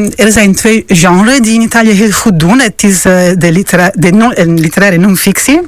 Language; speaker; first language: Dutch; non-native, fluent; Italian